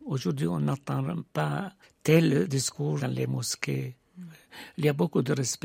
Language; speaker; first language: French; non-native, fluent; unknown